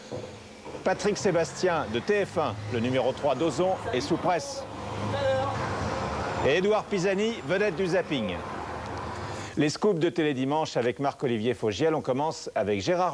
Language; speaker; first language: French; native; French